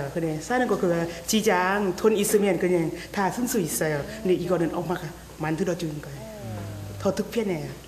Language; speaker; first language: Korean; non-native, learner; Thai